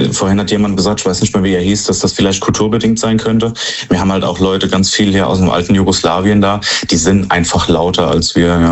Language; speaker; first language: German; native; German